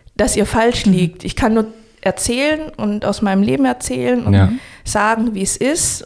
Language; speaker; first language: German; native; German